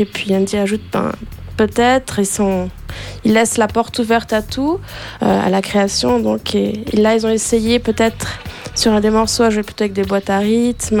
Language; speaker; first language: French; native; French